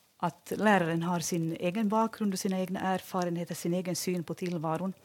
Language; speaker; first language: Swedish; native; Swedish